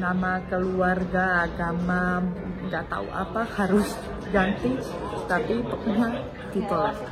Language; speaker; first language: Indonesian; non-native, fluent; Spanish